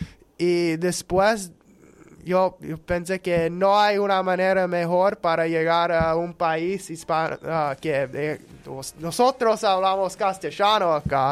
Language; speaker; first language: Spanish; non-native, learner; English